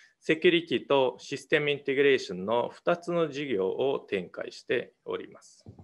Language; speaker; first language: Japanese; non-native, fluent; Mongolian